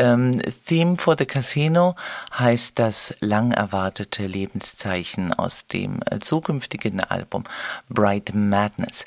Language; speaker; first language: German; native; German